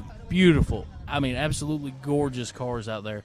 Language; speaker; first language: English; native; English